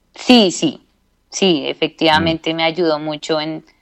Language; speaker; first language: Spanish; native; Spanish